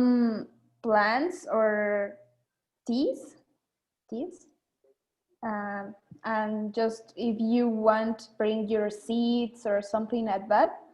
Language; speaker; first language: English; non-native, learner; Spanish